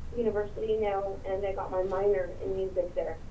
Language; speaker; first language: English; early bilingual, other home language; Spanish